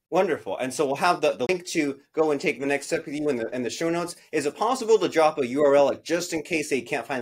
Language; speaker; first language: English; native; English